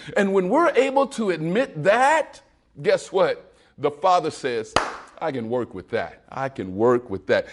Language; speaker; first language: English; native; English